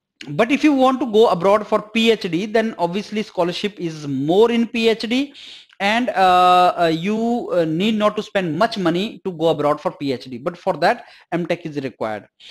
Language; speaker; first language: English; non-native, local second language; Hindi